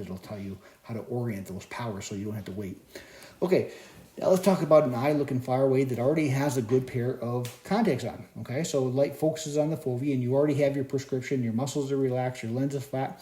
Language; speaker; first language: English; native; English